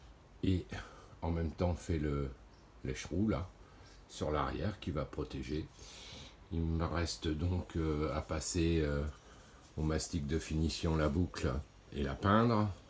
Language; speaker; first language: French; native; French